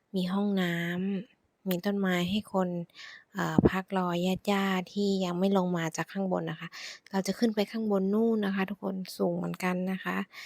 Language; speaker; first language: Thai; native; Thai